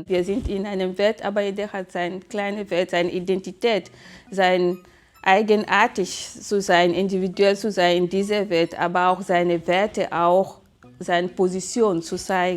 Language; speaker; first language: German; non-native, fluent; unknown